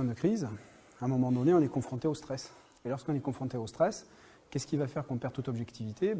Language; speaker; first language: French; native; French